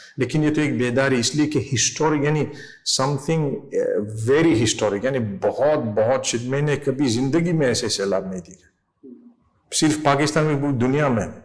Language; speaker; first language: Urdu; non-native, fluent; English